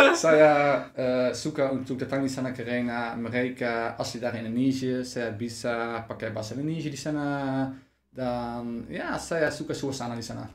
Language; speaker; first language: Indonesian; non-native, learner; Dutch